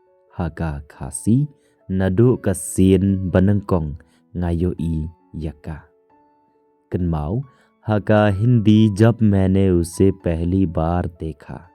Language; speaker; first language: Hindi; non-native, local second language; Khasi